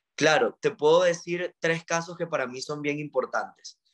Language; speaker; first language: Spanish; native; Spanish